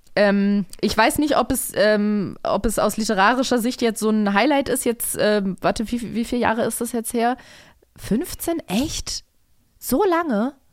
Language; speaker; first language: German; native; German